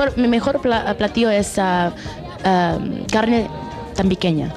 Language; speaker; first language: Spanish; early bilingual, heritage; English